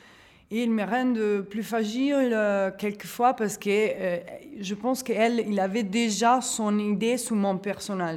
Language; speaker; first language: French; non-native, fluent; Italian